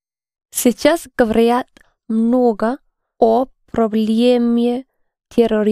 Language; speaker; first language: Russian; non-native, learner; English